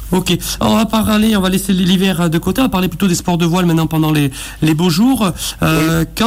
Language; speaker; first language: French; native; French